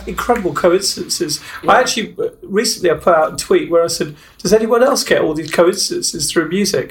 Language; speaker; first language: English; native; English